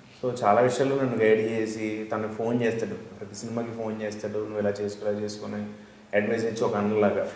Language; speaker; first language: Telugu; native; Telugu